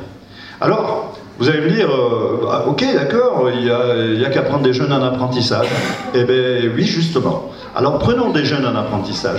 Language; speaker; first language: French; native; French